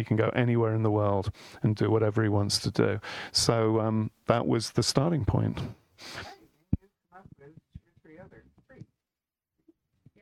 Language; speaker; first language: English; native; English